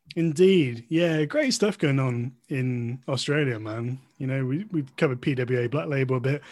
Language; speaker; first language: English; native; English